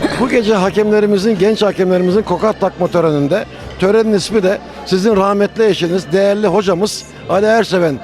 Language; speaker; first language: Turkish; native; Turkish